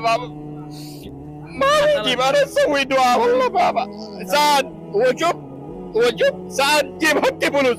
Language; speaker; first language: Arabic; non-native, learner; Bangla